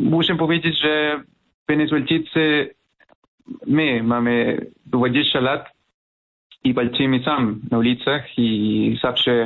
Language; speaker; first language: Polish; non-native, fluent; Spanish